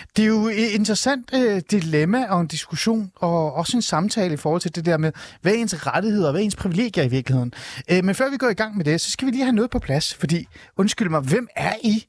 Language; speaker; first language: Danish; early bilingual, other home language; Persian